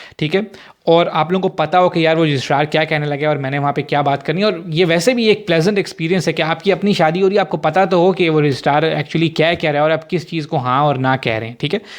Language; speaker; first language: Urdu; native; Urdu